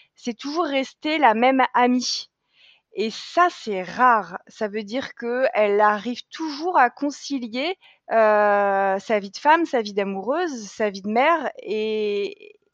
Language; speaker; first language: French; native; French